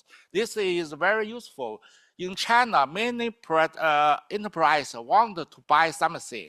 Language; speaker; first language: English; non-native, learner; Chinese